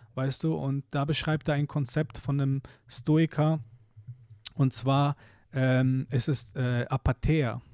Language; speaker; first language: German; early bilingual, other home language; Polish